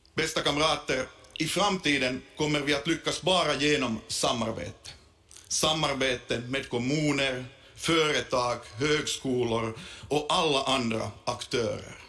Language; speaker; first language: Swedish; non-native, local second language; Finnish